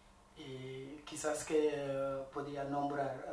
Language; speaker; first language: Spanish; non-native, fluent; Wolof